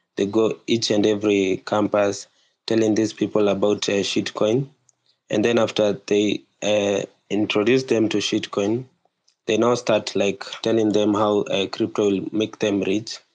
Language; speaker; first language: English; non-native, local second language; Kikuyu